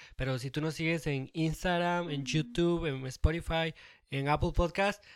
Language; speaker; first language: Spanish; early bilingual, heritage; Spanish